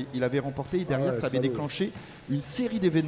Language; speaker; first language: French; native; French